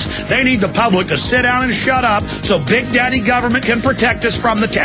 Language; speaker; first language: English; native; English